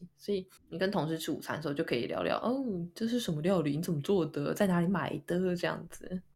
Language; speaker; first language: Chinese; native; Chinese